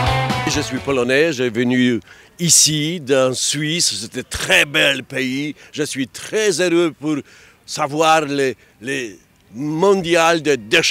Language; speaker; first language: French; non-native, learner; Polish